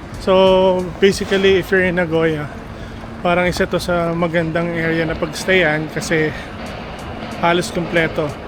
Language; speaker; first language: Filipino; native; Filipino